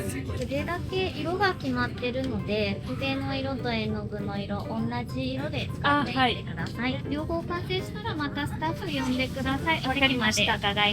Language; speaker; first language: Japanese; native; Japanese